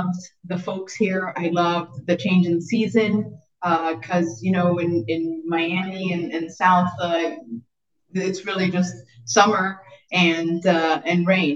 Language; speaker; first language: English; native; English